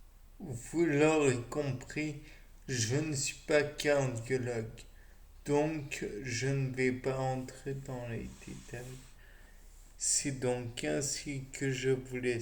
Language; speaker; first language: French; native; French